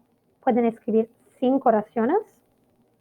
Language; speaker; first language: Spanish; non-native, fluent; Italian